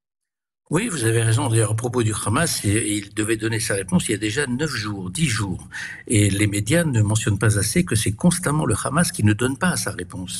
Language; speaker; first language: French; native; French